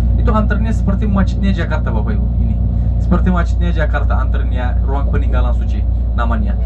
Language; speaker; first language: Indonesian; non-native, fluent; Turkish